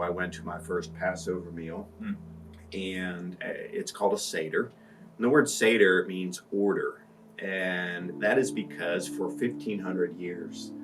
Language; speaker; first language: English; native; English